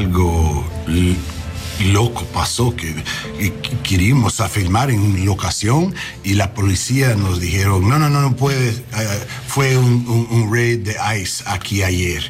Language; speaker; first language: Spanish; non-native, learner; English